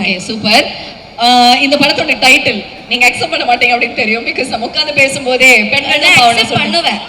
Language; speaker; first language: Tamil; native; Tamil